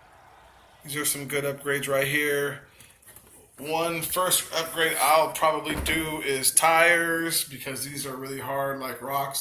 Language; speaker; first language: English; native; English